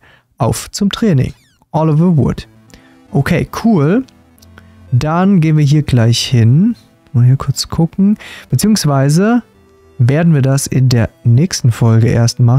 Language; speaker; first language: German; native; German